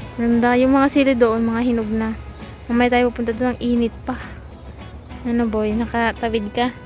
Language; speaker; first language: Filipino; non-native, local second language; Bikol